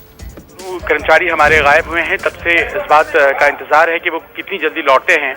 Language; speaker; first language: Hindi; native; Hindi